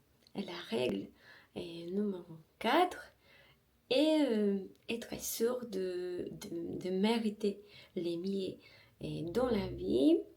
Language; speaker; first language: French; non-native, learner; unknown